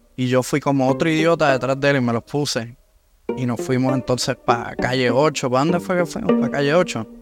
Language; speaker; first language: Spanish; native; Spanish